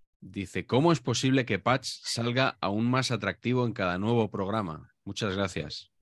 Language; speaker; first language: Spanish; native; Spanish